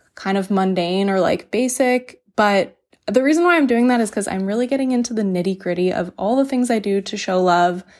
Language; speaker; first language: English; native; English